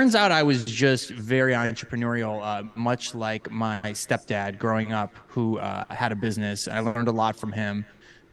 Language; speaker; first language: English; native; English